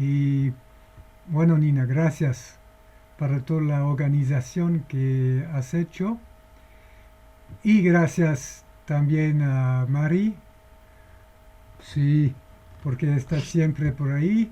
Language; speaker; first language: Spanish; non-native, fluent; English